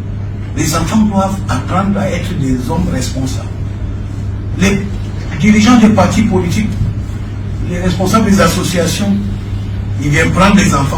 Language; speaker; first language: French; non-native, local second language; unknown